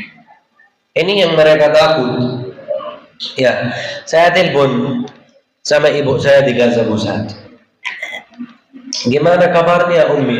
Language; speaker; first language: Indonesian; non-native, fluent; Arabic